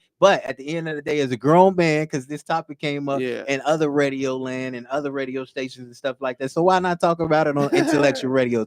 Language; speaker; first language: English; native; English